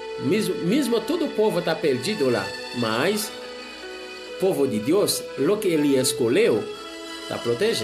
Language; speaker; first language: Portuguese; non-native, learner; Haitian Creole